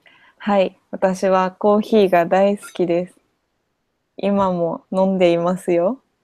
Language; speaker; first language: Japanese; non-native, fluent; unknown